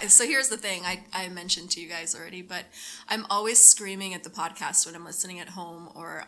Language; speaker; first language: English; native; English